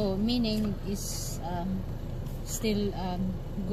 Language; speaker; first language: English; non-native, local second language; Cebuano